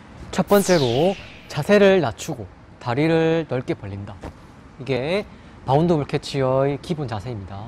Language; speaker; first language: Korean; native; Korean